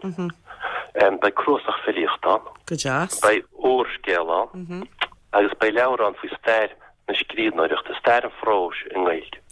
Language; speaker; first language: Irish; native; Irish